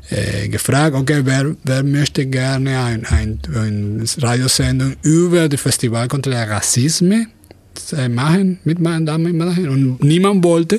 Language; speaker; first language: German; non-native, fluent; Spanish